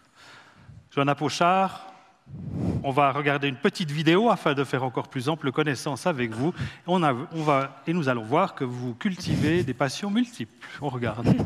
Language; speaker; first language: French; native; French